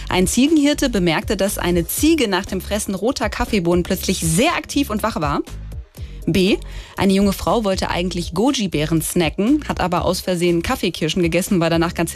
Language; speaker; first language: German; native; German